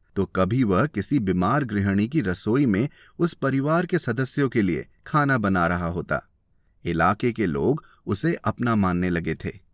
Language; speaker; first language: Hindi; native; Hindi